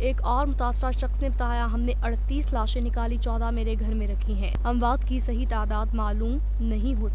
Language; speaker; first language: Urdu; native; Urdu